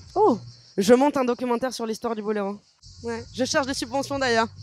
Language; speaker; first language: French; native; French